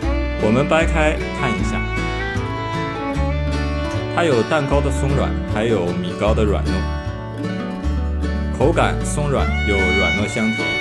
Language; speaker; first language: Chinese; native; Chinese